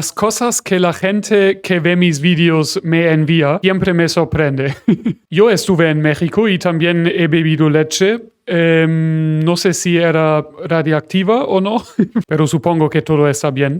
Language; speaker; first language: Spanish; non-native, fluent; German